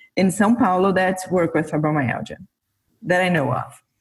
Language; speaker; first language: English; non-native, fluent; Portuguese